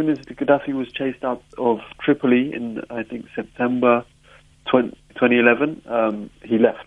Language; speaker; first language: English; native; English